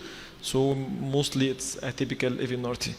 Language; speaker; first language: English; non-native, fluent; Arabic